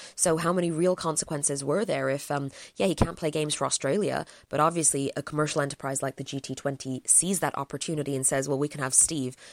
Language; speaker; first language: English; native; English